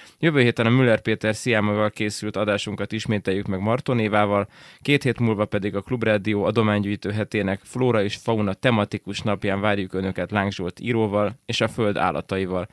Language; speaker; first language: Hungarian; native; Hungarian